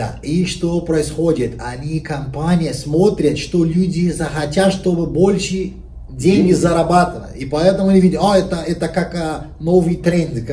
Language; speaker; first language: Russian; non-native, learner; Portuguese